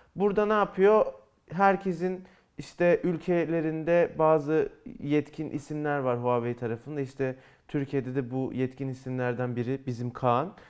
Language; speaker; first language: Turkish; native; Turkish